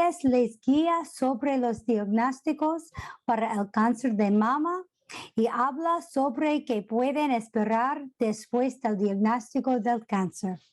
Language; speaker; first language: Spanish; non-native, fluent; English